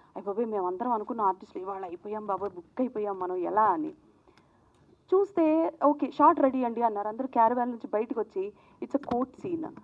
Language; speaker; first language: Telugu; native; Telugu